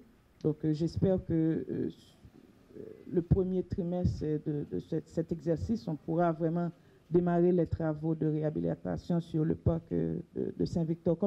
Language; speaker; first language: French; non-native, local second language; Haitian Creole